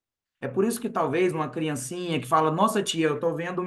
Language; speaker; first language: Portuguese; native; Portuguese